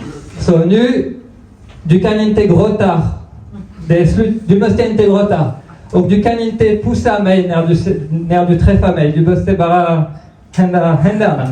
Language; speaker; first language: Swedish; non-native, fluent; French